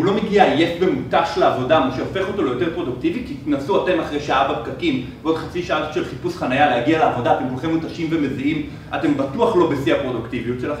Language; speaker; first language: Hebrew; native; Hebrew